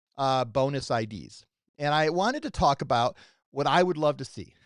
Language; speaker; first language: English; native; English